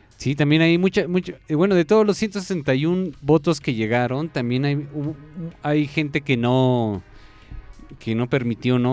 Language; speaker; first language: Spanish; native; Spanish